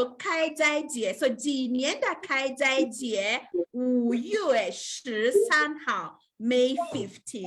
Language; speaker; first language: Chinese; non-native, fluent; English